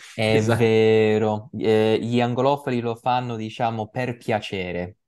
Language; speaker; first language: Italian; non-native, fluent; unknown